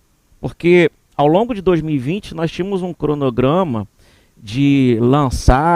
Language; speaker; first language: Portuguese; native; Portuguese